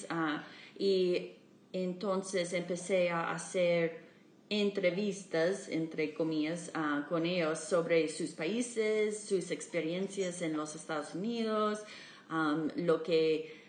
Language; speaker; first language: Spanish; non-native, fluent; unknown